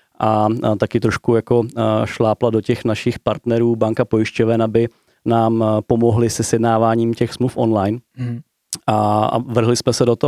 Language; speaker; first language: Czech; native; Czech